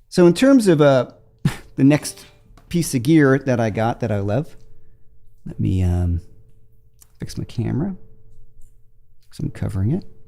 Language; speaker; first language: English; native; English